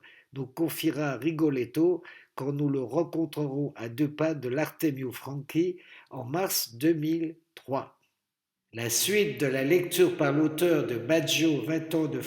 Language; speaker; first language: French; native; French